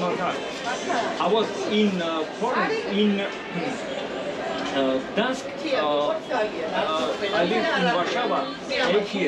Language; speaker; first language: English; non-native, learner; Georgian